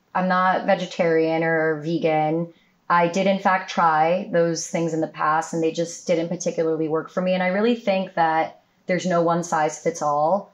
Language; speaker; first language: English; native; English